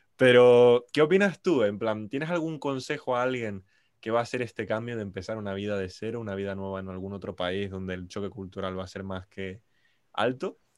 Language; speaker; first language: Spanish; native; Spanish